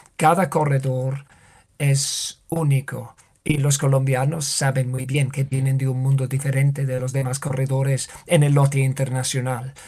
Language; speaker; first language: Spanish; non-native, fluent; English